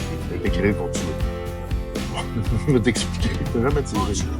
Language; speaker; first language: French; native; French